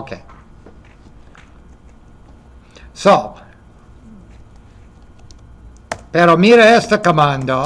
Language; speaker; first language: Spanish; non-native, fluent; English